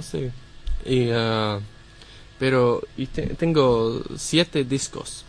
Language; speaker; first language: Spanish; non-native, learner; English